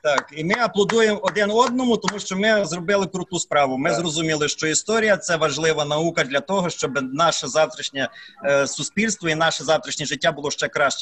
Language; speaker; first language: Ukrainian; native; Ukrainian